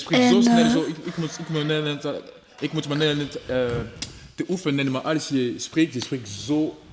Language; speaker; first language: Dutch; non-native, learner; French